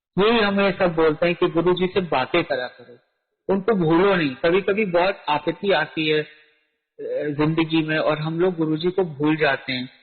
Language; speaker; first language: Hindi; native; Hindi